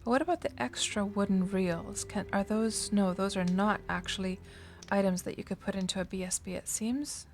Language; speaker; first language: English; non-native, fluent; Finnish